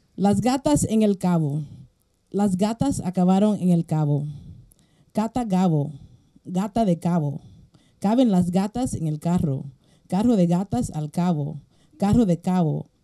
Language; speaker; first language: Spanish; early bilingual, heritage; Spanish